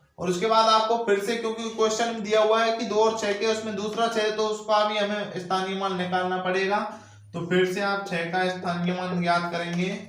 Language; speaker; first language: Hindi; native; Hindi